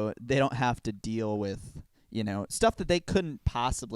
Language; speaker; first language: English; native; English